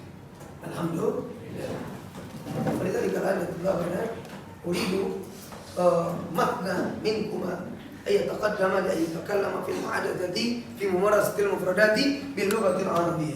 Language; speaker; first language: Arabic; non-native, learner; Indonesian